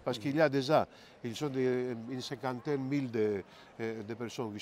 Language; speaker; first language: French; non-native, fluent; Greek